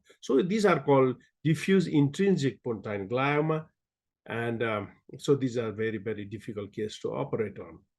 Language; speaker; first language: English; non-native, local second language; Nepali